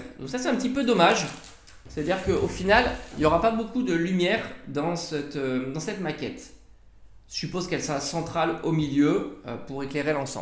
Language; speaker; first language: French; native; French